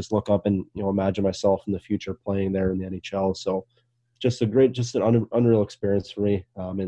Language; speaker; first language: English; native; English